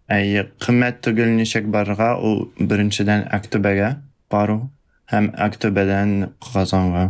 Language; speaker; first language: Tatar; early bilingual, heritage; Russian